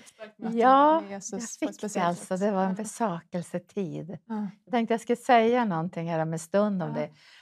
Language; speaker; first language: Swedish; native; Swedish